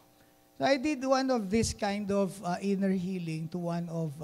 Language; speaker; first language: English; non-native, local second language; Filipino